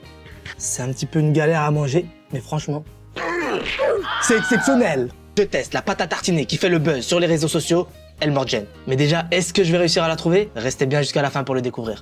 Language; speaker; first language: French; native; French